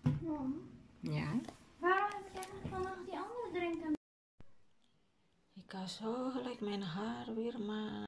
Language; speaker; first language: Dutch; non-native, learner; Indonesian